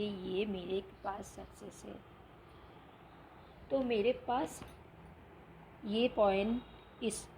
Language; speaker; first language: Hindi; non-native, local second language; Bangla